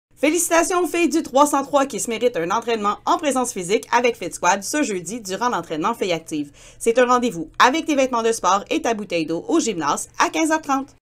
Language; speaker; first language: French; native; French